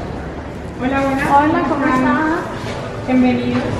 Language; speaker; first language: Spanish; early bilingual, heritage; Spanish